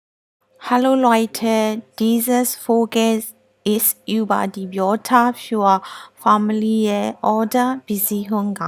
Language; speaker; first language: German; non-native, learner; Burmese